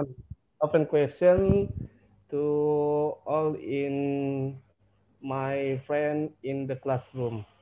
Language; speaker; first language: English; non-native, learner; Indonesian